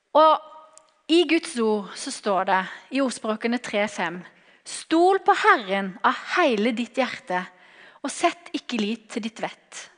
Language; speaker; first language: Norwegian; native; Norwegian